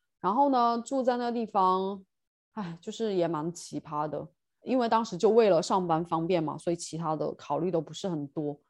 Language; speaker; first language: Chinese; native; Chinese